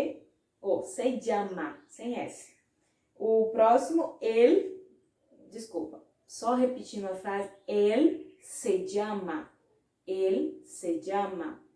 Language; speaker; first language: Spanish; non-native, fluent; Portuguese